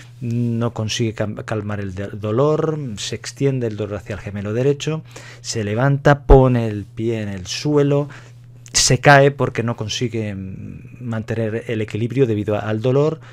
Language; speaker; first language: Spanish; native; Spanish